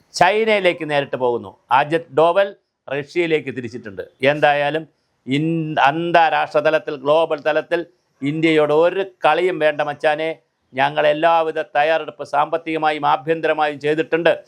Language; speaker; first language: Malayalam; native; Malayalam